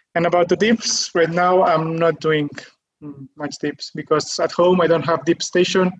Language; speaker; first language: English; non-native, fluent; Catalan